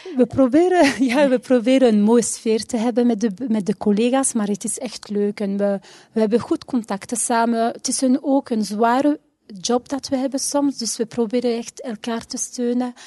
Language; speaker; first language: Dutch; non-native, local second language; French